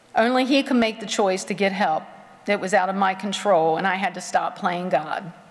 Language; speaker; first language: English; native; English